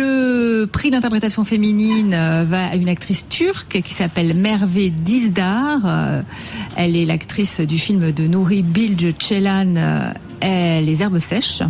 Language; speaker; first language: French; native; French